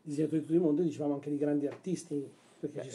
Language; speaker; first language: Italian; native; Italian